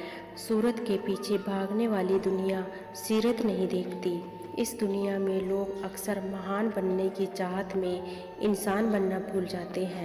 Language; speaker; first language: Hindi; native; Hindi